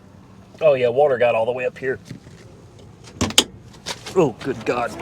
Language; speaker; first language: English; native; English